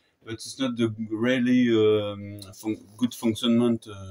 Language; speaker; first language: English; non-native, learner; French